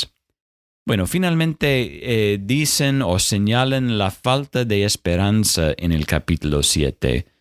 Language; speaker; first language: Spanish; non-native, fluent; English